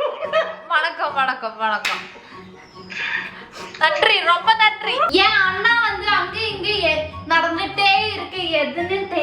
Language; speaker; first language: Tamil; non-native, learner; Malayalam